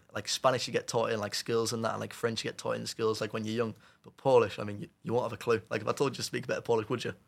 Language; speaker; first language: English; native; English